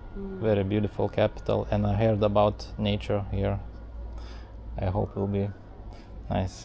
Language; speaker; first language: English; non-native, learner; Lithuanian